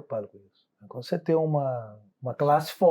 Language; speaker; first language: Portuguese; native; Portuguese